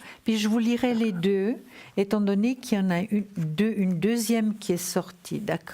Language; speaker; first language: French; native; French